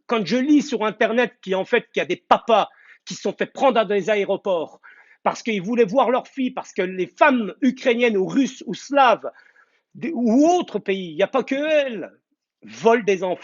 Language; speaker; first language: French; native; French